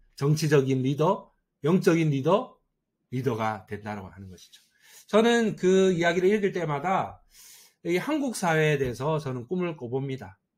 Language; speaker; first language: Korean; native; Korean